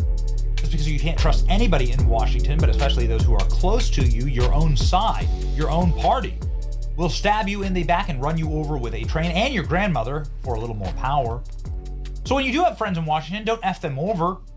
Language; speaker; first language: English; native; English